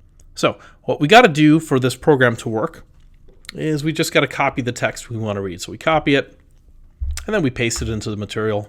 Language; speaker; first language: English; native; English